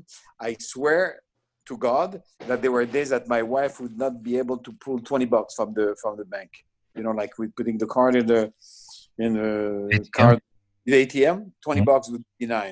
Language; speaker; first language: English; non-native, fluent; French